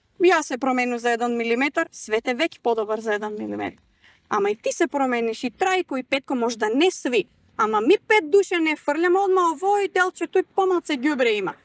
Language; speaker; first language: Macedonian; non-native, local second language; Serbian